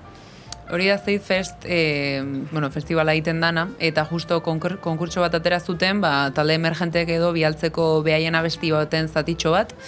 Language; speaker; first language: Basque; native; Basque